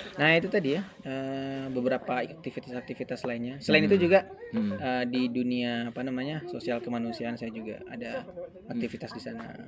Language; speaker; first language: Indonesian; native; Indonesian